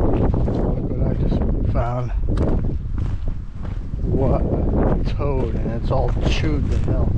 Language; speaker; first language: English; native; English